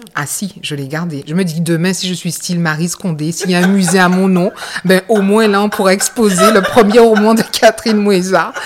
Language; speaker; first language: French; native; French